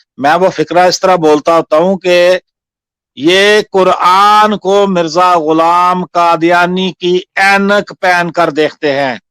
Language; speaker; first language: Urdu; non-native, local second language; Punjabi